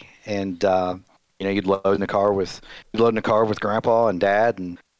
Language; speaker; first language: English; native; English